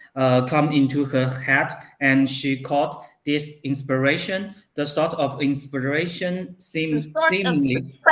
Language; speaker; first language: English; non-native, learner; Chinese